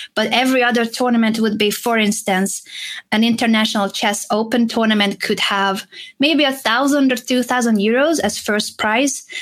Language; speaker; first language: English; non-native, fluent; Hungarian